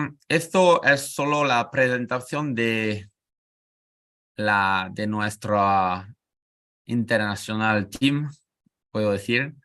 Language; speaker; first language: Spanish; non-native, learner; French